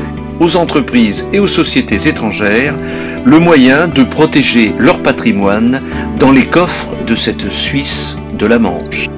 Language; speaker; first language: French; native; French